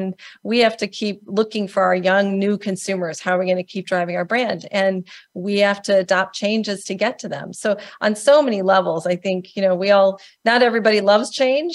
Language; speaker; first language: English; native; English